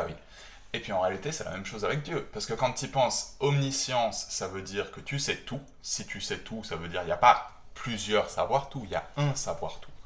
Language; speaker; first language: French; native; French